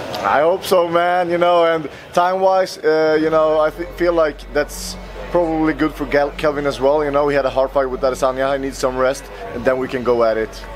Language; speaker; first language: English; non-native, fluent; Swedish